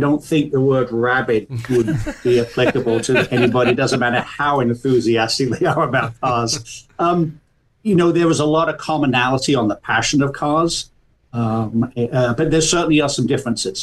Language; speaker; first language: English; native; English